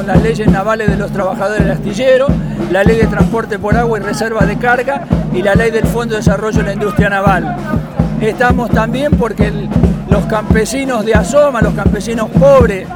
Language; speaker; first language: Spanish; native; Spanish